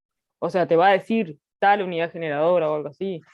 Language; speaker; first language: Spanish; native; Spanish